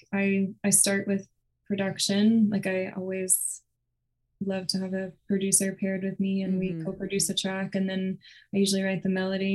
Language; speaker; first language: English; native; English